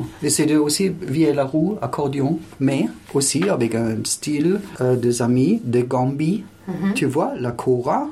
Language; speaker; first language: French; non-native, fluent; German